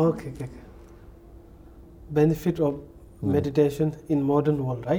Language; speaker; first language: English; non-native, learner; Tibetan